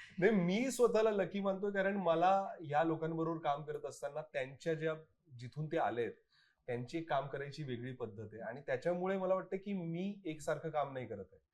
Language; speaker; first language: Marathi; native; Marathi